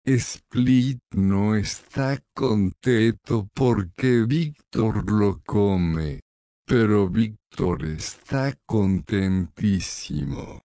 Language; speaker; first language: Spanish; non-native, learner; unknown